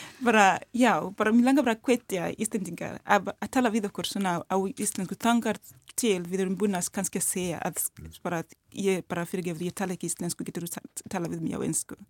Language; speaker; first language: Icelandic; non-native, learner; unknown